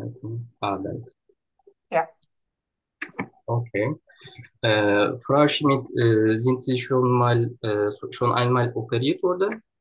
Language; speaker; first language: German; non-native, learner; Turkish